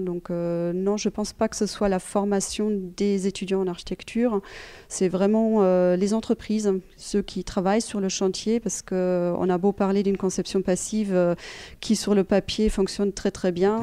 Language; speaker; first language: French; non-native, fluent; German